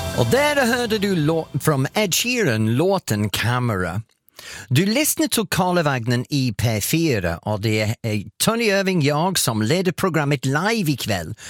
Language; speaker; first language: Swedish; non-native, fluent; English